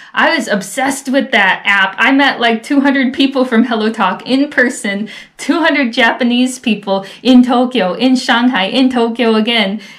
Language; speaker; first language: English; native; English